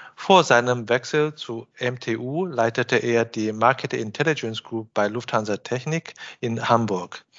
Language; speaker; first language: German; non-native, fluent; Chinese